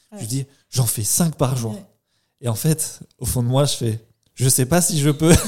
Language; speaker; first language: French; native; French